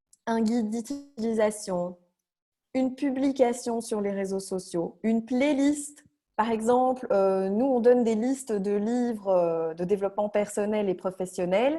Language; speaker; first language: French; native; French